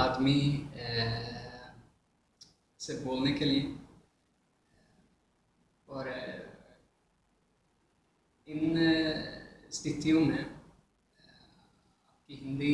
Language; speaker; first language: Hindi; non-native, fluent; Swedish